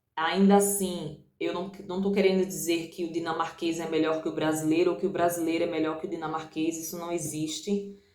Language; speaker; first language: Portuguese; native; Portuguese